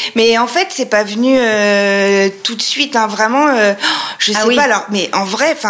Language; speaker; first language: French; native; French